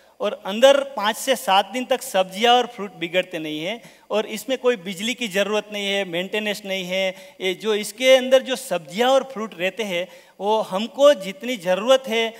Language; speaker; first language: Hindi; non-native, local second language; Gujarati